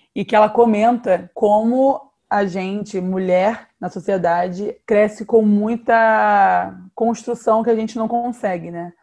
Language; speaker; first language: Portuguese; native; Portuguese